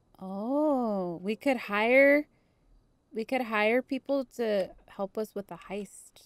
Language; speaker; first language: English; native; English